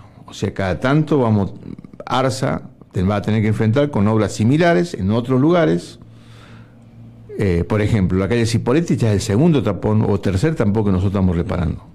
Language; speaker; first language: Spanish; native; Spanish